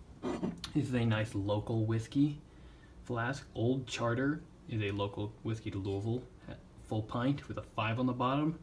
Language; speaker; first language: English; native; English